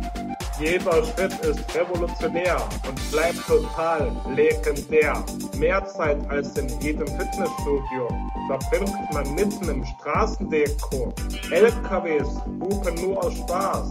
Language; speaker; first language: German; native; German